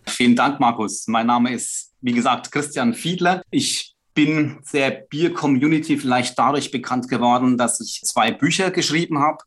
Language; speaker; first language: German; native; German